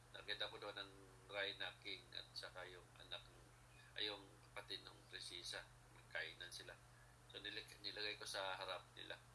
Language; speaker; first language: Filipino; non-native, local second language; Cebuano